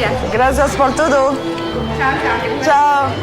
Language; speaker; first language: Spanish; non-native, learner; French